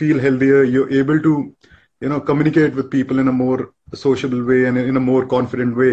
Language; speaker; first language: English; non-native, local second language; Hindi